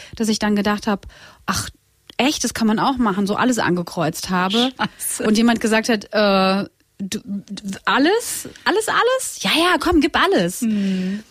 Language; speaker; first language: German; early bilingual, other home language; Croatian